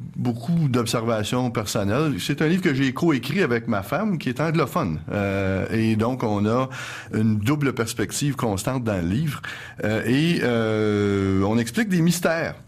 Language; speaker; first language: French; native; French